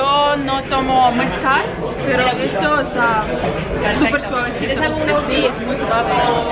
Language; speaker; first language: Spanish; non-native, learner; Russian